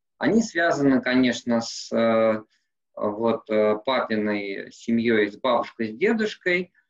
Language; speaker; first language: Russian; native; Russian